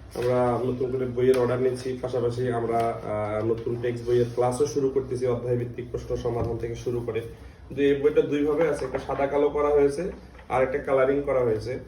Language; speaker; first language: Bangla; native; Bangla